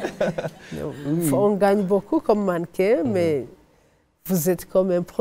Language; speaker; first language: French; non-native, fluent; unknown